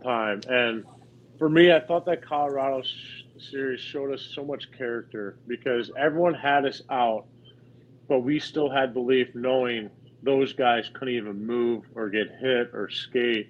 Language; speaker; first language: English; native; English